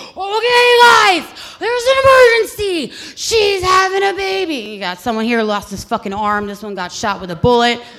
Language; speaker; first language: English; native; English